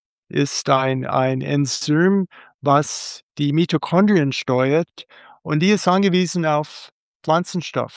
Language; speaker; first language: German; non-native, fluent; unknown